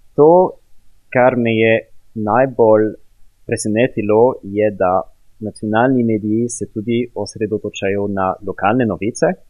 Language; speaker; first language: Slovenian; non-native, fluent; French